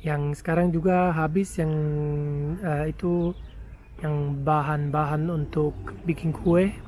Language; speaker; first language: Indonesian; non-native, fluent; German